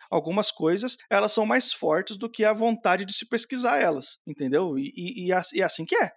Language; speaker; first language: Portuguese; native; Portuguese